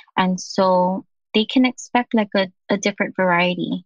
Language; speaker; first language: English; native; English